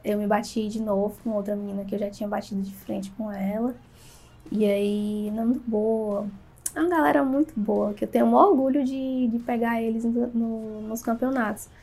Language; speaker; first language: Portuguese; native; Portuguese